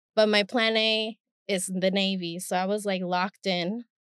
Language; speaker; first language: English; early bilingual, other home language; Spanish